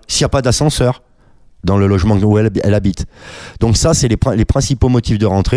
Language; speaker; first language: French; native; French